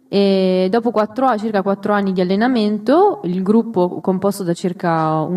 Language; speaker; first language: Italian; native; Italian